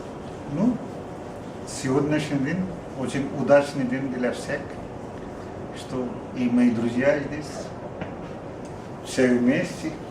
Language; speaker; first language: Russian; non-native, learner; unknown